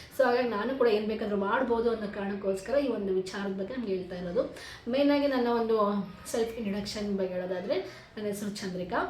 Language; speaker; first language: Kannada; native; Kannada